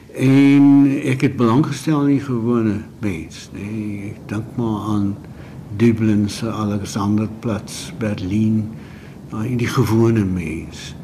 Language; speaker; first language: Afrikaans; native; Afrikaans